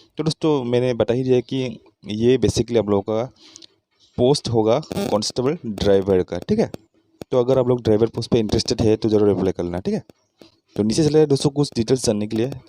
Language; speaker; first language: Hindi; non-native, local second language; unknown